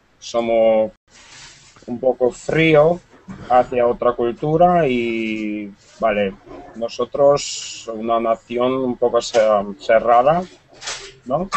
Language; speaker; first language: Spanish; non-native, learner; Russian